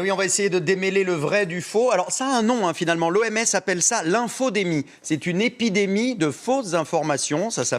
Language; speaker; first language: French; native; French